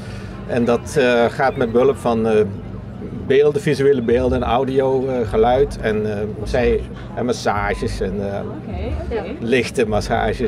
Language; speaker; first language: Dutch; native; Dutch